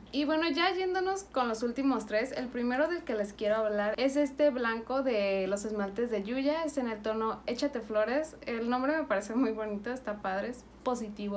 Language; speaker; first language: Spanish; native; Spanish